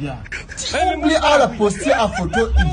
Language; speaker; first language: French; non-native, learner; Rundi